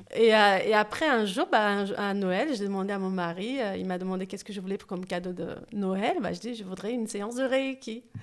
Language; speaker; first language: French; early bilingual, other home language; Turkish